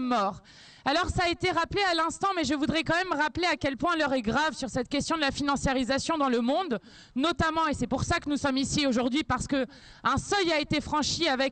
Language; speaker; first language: French; native; French